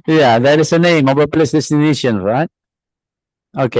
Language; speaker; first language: English; non-native, fluent; Indonesian